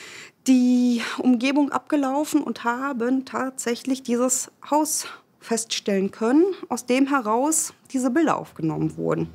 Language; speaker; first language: German; native; German